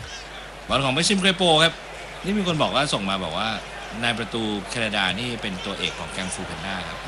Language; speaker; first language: Thai; native; Thai